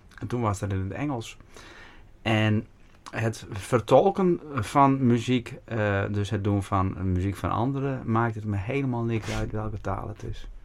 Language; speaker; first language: Dutch; non-native, local second language; Western Frisian